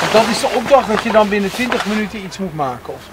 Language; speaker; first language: Dutch; native; Dutch